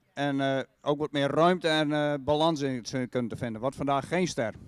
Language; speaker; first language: Dutch; native; Dutch